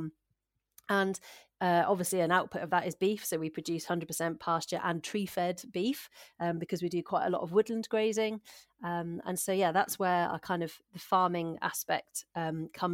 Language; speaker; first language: English; native; English